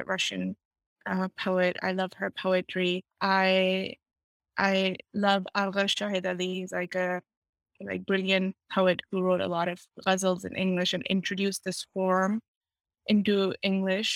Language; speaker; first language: English; non-native, local second language; Urdu